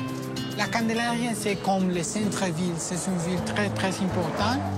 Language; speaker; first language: French; non-native, learner; Spanish